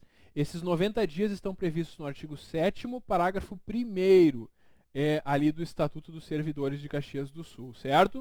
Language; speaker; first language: Portuguese; native; Portuguese